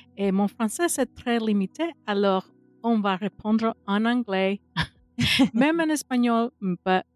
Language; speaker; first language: English; non-native, fluent; Spanish